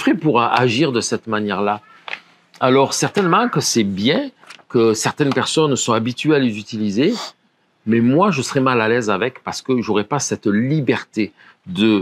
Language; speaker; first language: French; native; French